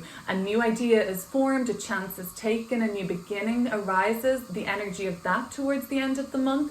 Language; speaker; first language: English; native; English